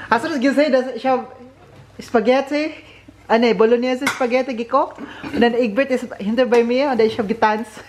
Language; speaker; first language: German; non-native, learner; Filipino